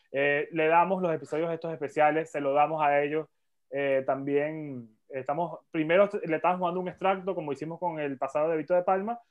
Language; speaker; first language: Spanish; native; Spanish